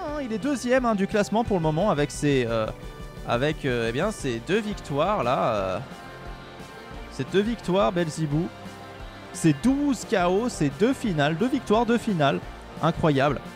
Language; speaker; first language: French; native; French